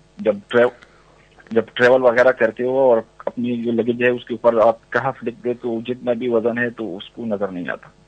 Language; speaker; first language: Urdu; non-native, local second language; Punjabi